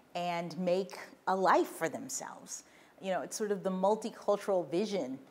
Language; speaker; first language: English; native; English